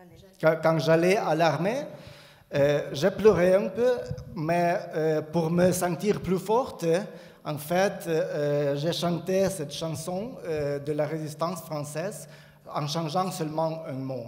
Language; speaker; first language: French; non-native, learner; Ukrainian